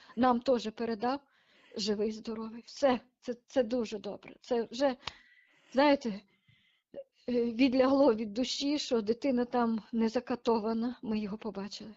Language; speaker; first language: Ukrainian; native; Ukrainian